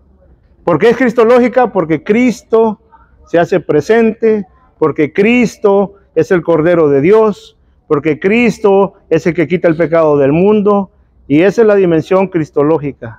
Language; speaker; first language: Spanish; native; Spanish